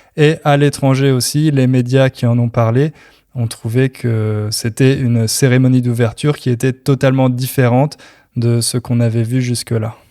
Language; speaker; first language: French; native; French